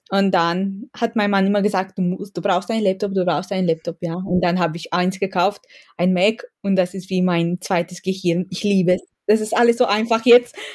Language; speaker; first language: German; non-native, fluent; Romanian